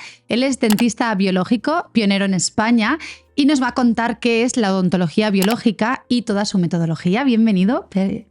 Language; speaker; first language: Spanish; native; Spanish